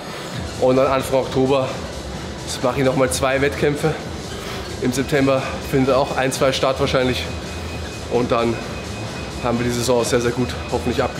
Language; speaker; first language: German; native; German